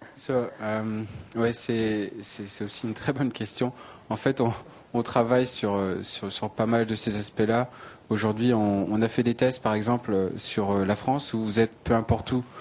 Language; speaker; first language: French; native; French